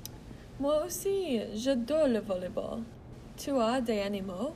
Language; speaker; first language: French; non-native, learner; English